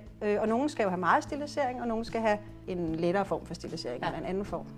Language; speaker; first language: Danish; native; Danish